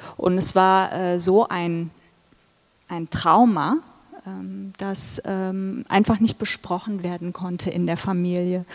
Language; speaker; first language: German; early bilingual, other home language; Turkish